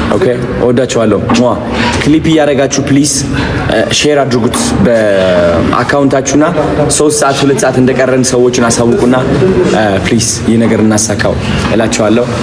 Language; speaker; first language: Amharic; native; Amharic